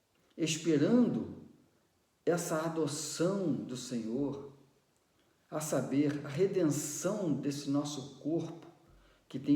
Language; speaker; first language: Portuguese; native; Portuguese